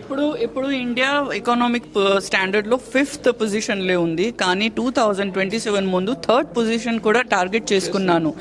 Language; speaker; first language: Telugu; non-native, learner; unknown